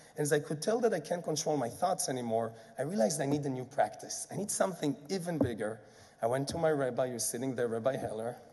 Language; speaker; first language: English; non-native, fluent; Hebrew